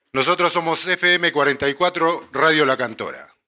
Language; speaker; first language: Spanish; native; Spanish